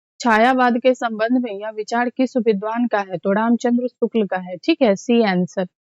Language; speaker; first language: Hindi; native; Hindi